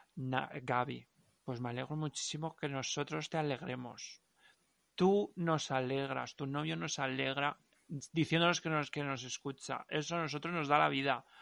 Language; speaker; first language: Spanish; non-native, local second language; Catalan